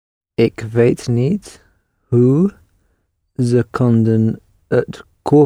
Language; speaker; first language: Dutch; non-native, learner; English